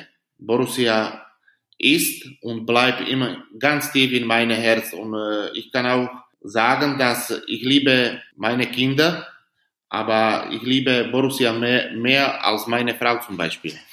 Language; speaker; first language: German; non-native, fluent; Slovak